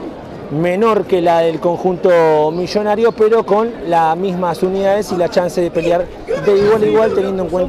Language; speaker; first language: Spanish; native; Spanish